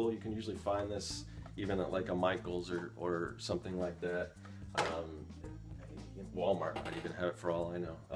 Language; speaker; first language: English; native; English